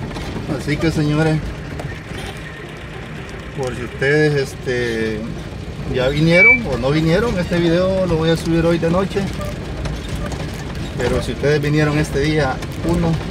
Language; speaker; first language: Spanish; native; Spanish